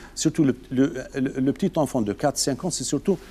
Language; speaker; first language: French; non-native, local second language; Arabic